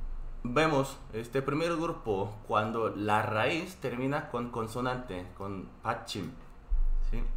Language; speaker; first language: Spanish; non-native, fluent; Korean